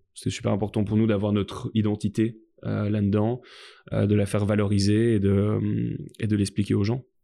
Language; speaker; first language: French; native; French